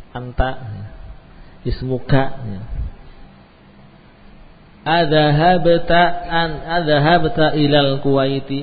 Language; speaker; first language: Arabic; non-native, fluent; Indonesian